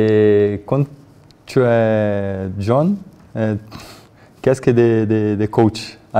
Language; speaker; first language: French; non-native, learner; Portuguese